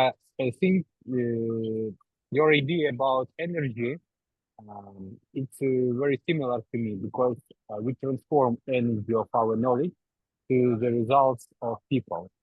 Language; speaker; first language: English; non-native, learner; Ukrainian